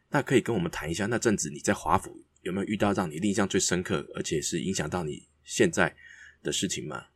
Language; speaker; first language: Chinese; native; Chinese